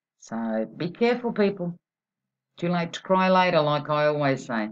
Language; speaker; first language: English; native; English